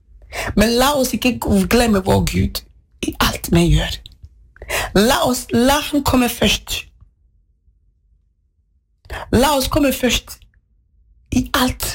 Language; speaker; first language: Norwegian; non-native, fluent; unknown